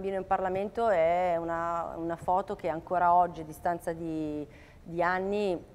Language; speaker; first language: Italian; native; Italian